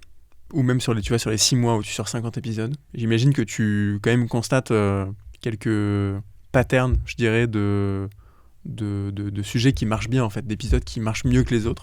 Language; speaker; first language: French; native; French